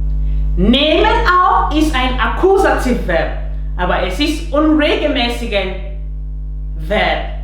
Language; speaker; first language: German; non-native, fluent; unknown